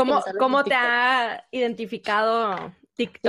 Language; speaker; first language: Spanish; native; Spanish